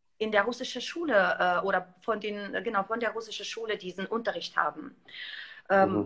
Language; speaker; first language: German; non-native, fluent; Russian